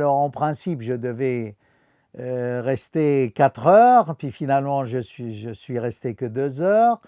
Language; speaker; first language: French; non-native, fluent; Arabic